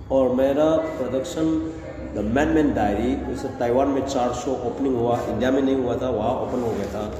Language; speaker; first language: Hindi; non-native, local second language; Manipuri